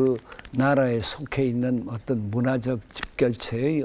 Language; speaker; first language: Korean; native; Korean